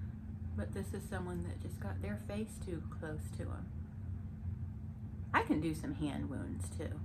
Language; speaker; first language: English; native; English